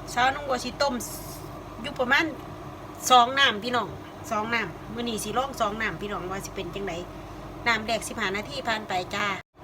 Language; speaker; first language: Thai; native; Thai